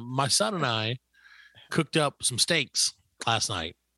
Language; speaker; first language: English; native; English